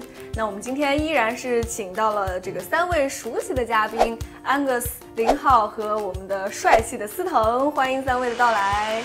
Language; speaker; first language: Chinese; native; Chinese